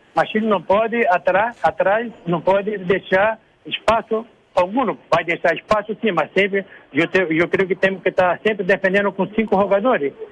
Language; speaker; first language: Spanish; non-native, learner; Portuguese